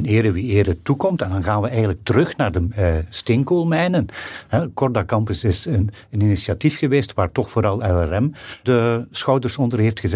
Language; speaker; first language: Dutch; native; Dutch